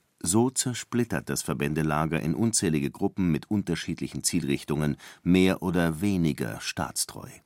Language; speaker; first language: German; native; German